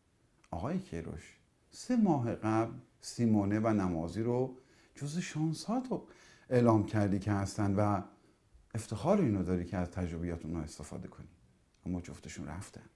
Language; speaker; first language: Persian; native; Persian